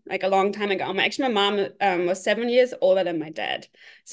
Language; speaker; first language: English; non-native, fluent; German